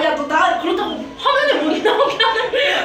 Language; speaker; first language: Korean; native; Korean